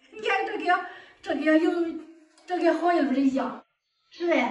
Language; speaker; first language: Chinese; native; Chinese